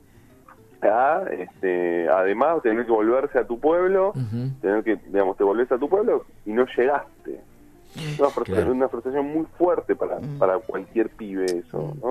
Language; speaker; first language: Spanish; native; Spanish